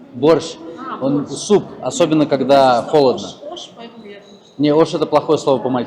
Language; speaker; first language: Russian; native; Russian